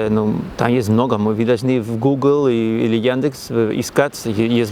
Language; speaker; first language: Russian; non-native, learner; Spanish